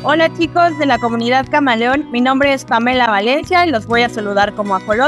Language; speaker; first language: Spanish; native; Spanish